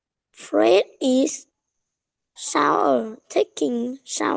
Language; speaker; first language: English; non-native, learner; Vietnamese